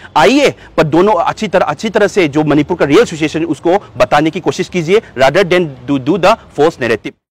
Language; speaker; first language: Hindi; non-native, local second language; Manipuri